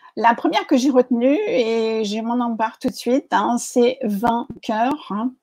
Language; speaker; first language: French; native; French